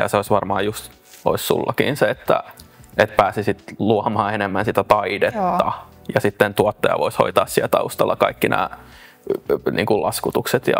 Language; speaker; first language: Finnish; native; Finnish